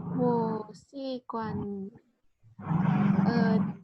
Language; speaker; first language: Chinese; non-native, learner; Indonesian